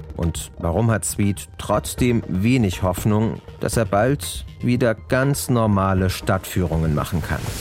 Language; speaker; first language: German; native; German